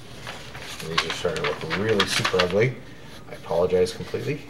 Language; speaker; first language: English; native; English